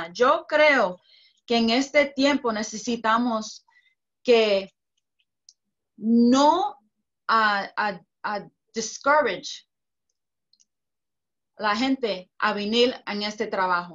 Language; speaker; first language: Spanish; early bilingual, heritage; Spanish